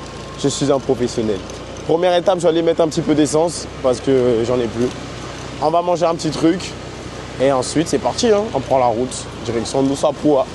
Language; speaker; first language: French; native; French